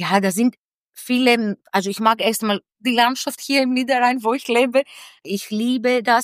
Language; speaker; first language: German; non-native, fluent; Greek